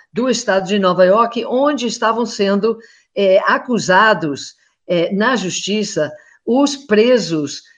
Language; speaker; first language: Portuguese; non-native, fluent; English